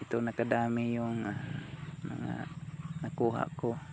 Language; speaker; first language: Filipino; non-native, local second language; Cebuano